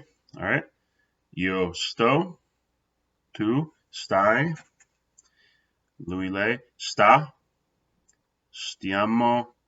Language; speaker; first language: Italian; non-native, fluent; English